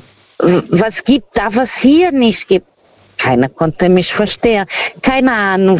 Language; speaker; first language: German; non-native, fluent; Portuguese